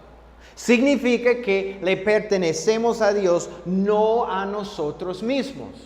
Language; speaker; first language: Spanish; non-native, fluent; English